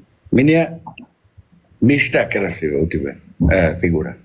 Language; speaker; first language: Russian; non-native, learner; Uzbek